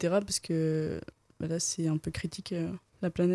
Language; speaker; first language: French; native; French